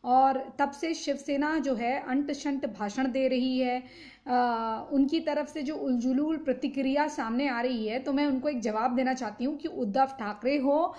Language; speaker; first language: Hindi; native; Hindi